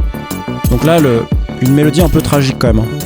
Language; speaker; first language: French; native; French